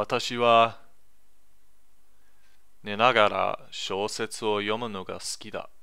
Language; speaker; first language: Japanese; non-native, learner; English